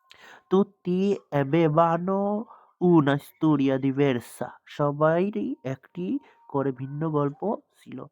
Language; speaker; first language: Italian; non-native, learner; Bangla